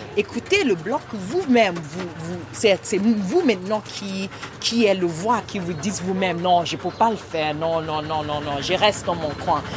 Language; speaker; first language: French; non-native, learner; Igbo